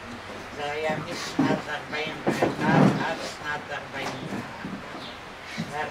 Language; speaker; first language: Hebrew; non-native, fluent; Polish